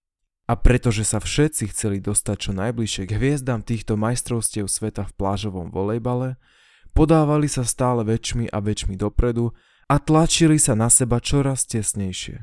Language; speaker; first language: Slovak; native; Slovak